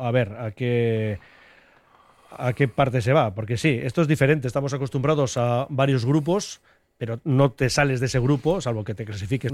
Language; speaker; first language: Spanish; native; Spanish